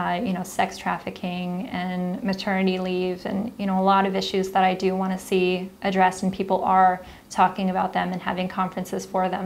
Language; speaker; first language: English; native; English